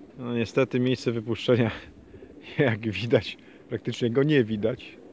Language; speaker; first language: Polish; native; Polish